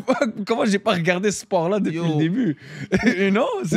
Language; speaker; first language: French; native; French